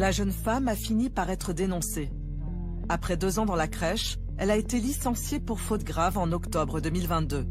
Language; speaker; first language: French; native; French